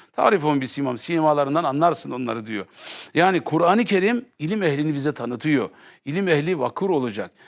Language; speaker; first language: Turkish; native; Turkish